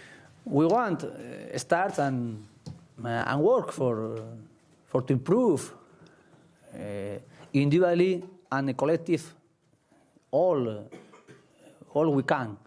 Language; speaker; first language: English; non-native, learner; Spanish